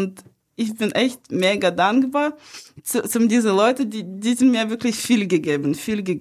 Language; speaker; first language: German; non-native, fluent; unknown